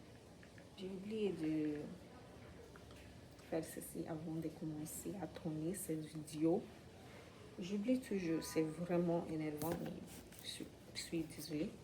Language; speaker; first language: French; non-native, learner; English